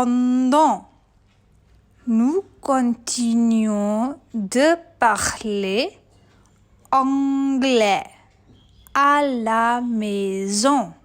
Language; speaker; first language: French; non-native, fluent; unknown